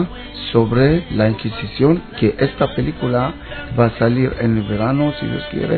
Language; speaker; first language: Spanish; non-native, learner; Hebrew